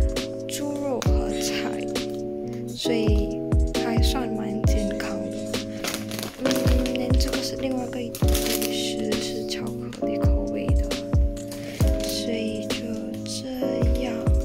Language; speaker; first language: Chinese; non-native, local second language; English